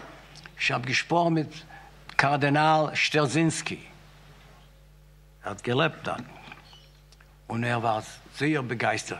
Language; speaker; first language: German; non-native, fluent; Yiddish